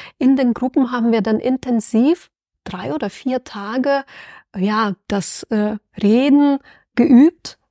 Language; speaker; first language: German; non-native, fluent; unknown